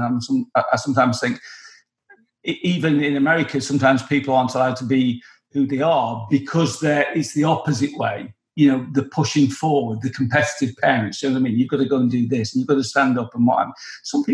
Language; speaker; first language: English; native; English